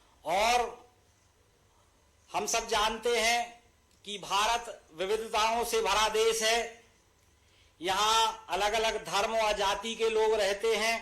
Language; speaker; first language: Hindi; native; Hindi